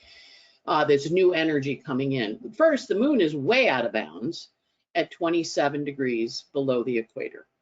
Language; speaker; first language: English; native; English